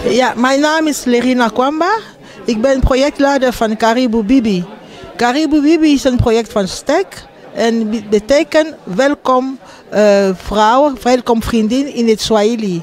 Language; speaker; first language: Dutch; non-native, fluent; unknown